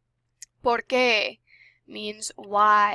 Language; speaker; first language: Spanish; non-native, fluent; English